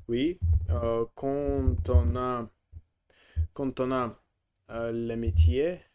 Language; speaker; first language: French; non-native, learner; Russian